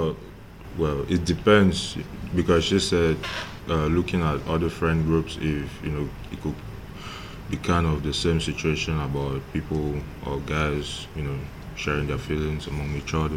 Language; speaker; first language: English; non-native, local second language; French